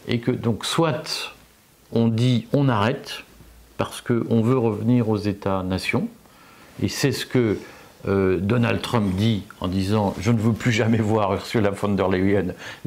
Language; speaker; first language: French; native; French